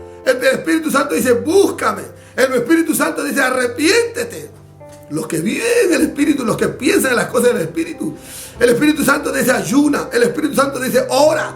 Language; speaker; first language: Spanish; native; Spanish